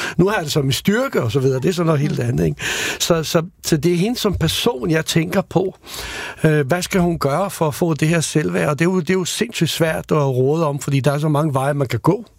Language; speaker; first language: Danish; non-native, fluent; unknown